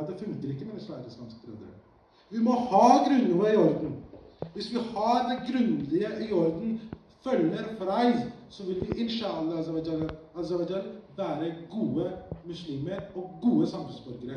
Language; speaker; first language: Norwegian; early bilingual, other home language; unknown